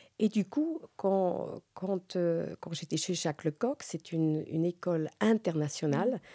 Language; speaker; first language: French; non-native, local second language; Swiss German